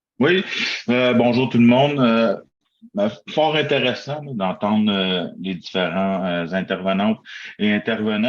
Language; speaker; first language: French; native; French